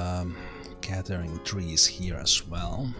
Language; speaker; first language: English; non-native, fluent; Finnish